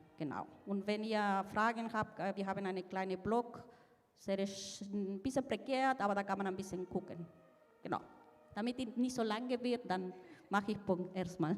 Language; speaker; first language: German; non-native, fluent; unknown